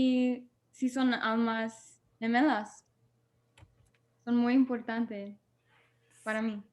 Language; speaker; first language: Spanish; non-native, learner; English